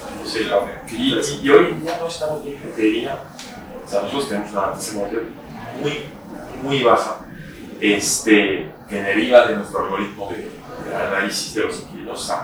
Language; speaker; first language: Spanish; non-native, fluent; French